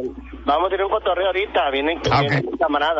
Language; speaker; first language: Spanish; native; Spanish